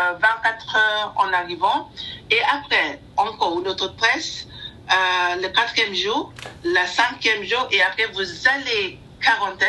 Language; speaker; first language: French; non-native, learner; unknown